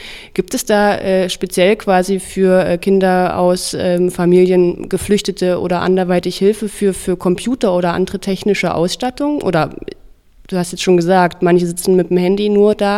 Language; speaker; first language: German; native; German